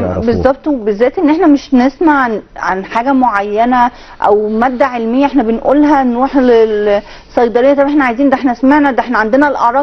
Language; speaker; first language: Arabic; native; Arabic